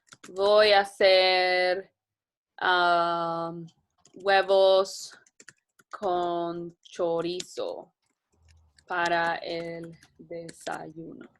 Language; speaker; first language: Spanish; non-native, fluent; English